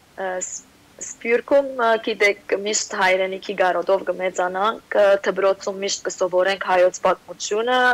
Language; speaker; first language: Armenian; early bilingual, heritage; Armenian